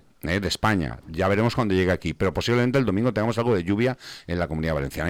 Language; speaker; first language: Spanish; native; Spanish